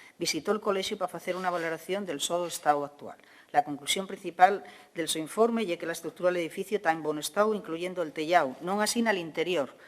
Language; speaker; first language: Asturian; non-native, local second language; Spanish